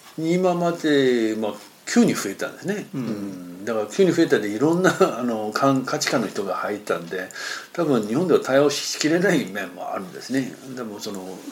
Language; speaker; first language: Japanese; non-native, fluent; Chinese